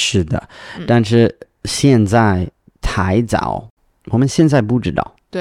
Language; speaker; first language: Chinese; non-native, learner; English